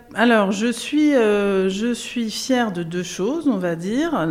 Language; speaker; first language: French; native; French